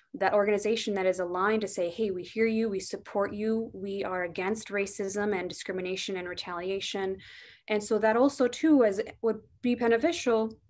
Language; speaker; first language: English; native; English